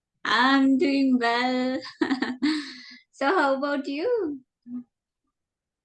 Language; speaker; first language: English; non-native, fluent; Sinhala